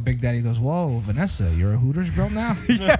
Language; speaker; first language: English; native; English